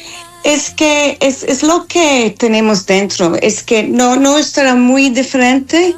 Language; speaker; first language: Spanish; non-native, fluent; English